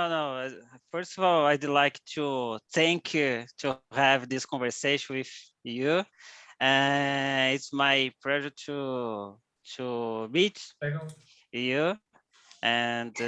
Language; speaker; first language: English; non-native, learner; Portuguese